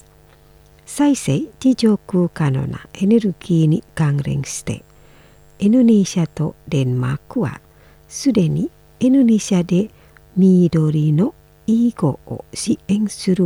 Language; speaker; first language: Japanese; non-native, fluent; Indonesian